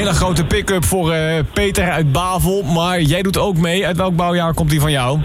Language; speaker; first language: Dutch; native; Dutch